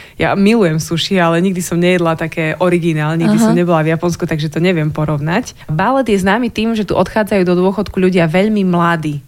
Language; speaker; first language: Slovak; native; Slovak